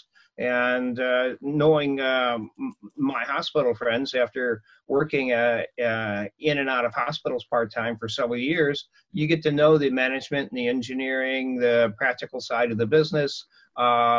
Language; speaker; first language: English; native; English